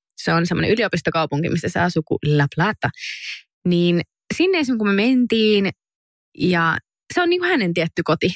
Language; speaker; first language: Finnish; native; Finnish